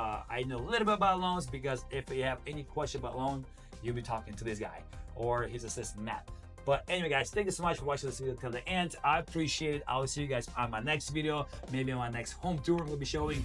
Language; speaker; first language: English; non-native, fluent; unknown